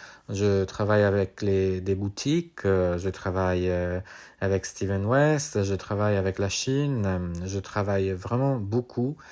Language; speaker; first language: French; non-native, fluent; Italian